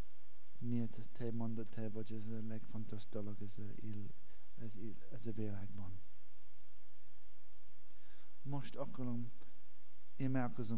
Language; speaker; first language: Hungarian; non-native, learner; English